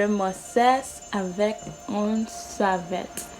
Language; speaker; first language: French; non-native, learner; English